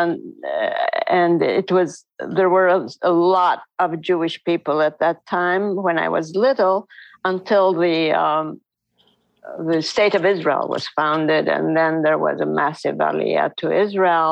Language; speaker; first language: English; non-native, fluent; Ladino